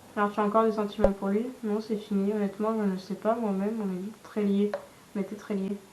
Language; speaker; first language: French; native; French